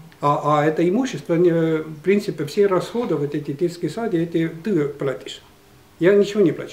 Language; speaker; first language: Russian; non-native, fluent; Estonian